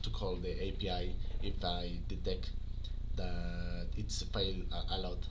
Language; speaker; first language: English; non-native, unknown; Spanish